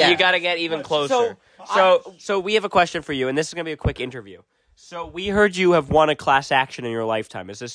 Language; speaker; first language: English; native; English